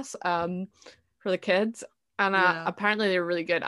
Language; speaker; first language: English; native; English